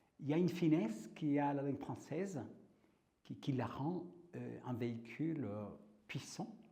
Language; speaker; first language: French; non-native, fluent; Spanish